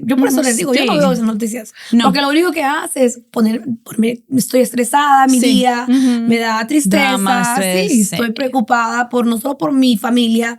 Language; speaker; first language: Spanish; native; Spanish